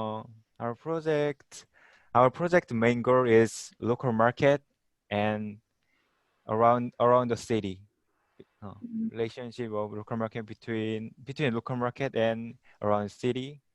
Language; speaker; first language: English; non-native, learner; Korean